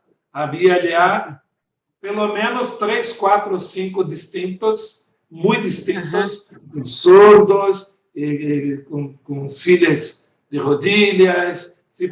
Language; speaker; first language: Spanish; non-native, learner; Portuguese